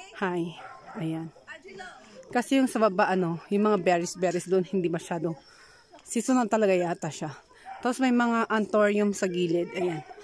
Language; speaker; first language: Filipino; non-native, local second language; Iloko